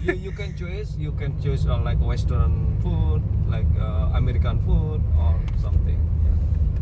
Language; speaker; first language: English; non-native, learner; Indonesian